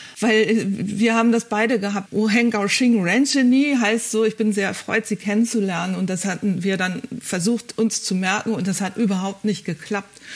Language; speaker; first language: German; native; German